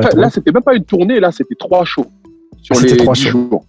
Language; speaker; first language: French; native; French